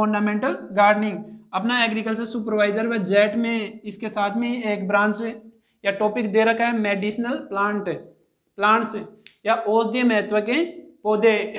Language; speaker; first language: Hindi; native; Hindi